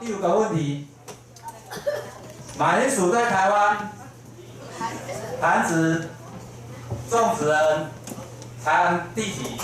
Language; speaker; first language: Chinese; native; Chinese